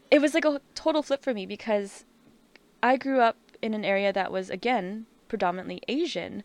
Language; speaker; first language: English; native; English